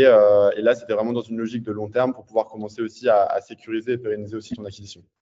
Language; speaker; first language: French; native; French